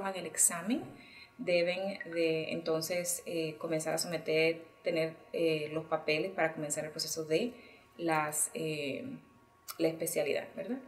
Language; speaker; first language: Spanish; early bilingual, heritage; Spanish